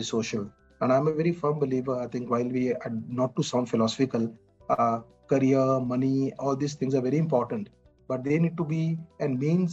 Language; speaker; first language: English; non-native, local second language; Punjabi